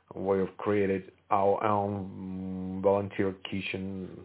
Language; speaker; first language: English; non-native, fluent; Ukrainian